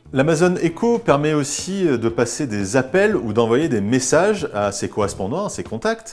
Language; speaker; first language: French; native; French